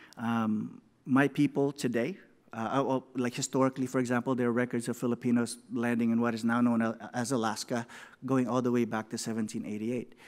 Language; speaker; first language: English; non-native, local second language; Filipino